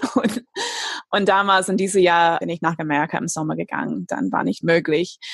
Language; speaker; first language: German; non-native, fluent; English